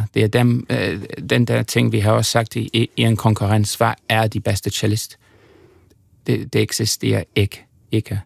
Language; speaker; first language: Danish; non-native, fluent; English